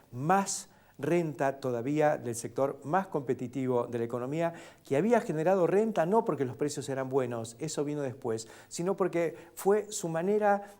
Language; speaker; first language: Spanish; native; Spanish